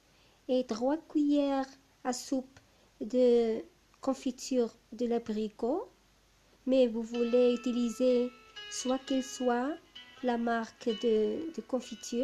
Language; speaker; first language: French; non-native, local second language; Arabic